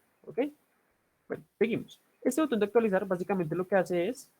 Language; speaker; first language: Spanish; native; Spanish